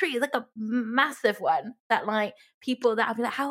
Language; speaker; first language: English; non-native, local second language; Cantonese